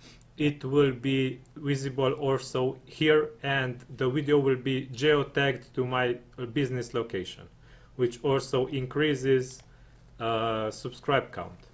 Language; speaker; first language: English; non-native, fluent; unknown